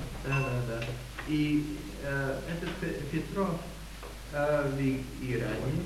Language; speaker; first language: Russian; non-native, learner; English